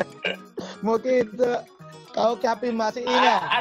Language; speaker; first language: Indonesian; non-native, fluent; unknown